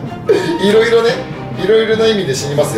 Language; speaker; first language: Japanese; native; Japanese